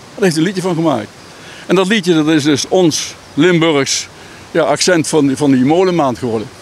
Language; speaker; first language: Dutch; native; Dutch